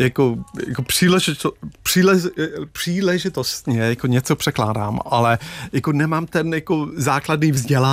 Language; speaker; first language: Czech; non-native, fluent; English